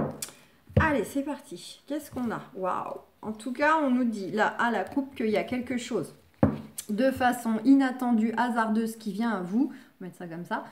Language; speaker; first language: French; native; French